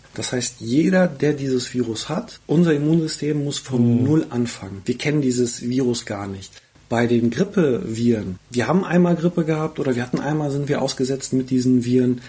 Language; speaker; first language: German; early bilingual, other home language; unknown